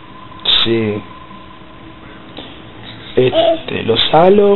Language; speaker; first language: Spanish; native; Spanish